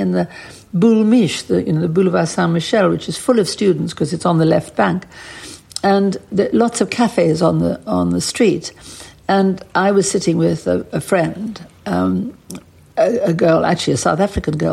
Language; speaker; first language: English; native; English